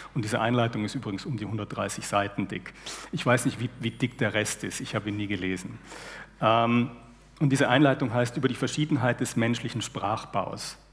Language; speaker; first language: German; native; German